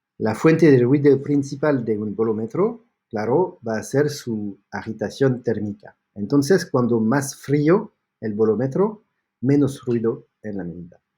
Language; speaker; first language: Spanish; non-native, fluent; French